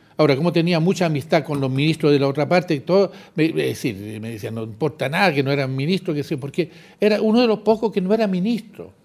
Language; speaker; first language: Spanish; native; Spanish